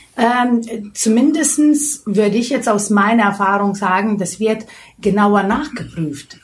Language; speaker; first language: German; non-native, fluent; Lithuanian